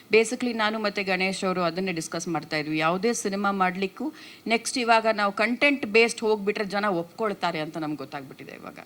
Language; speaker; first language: Kannada; non-native, local second language; Tulu